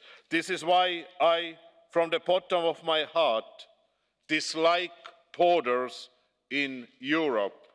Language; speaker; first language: English; non-native, fluent; Estonian